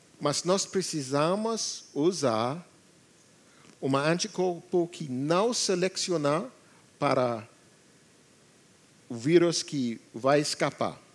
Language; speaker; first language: Portuguese; non-native, learner; English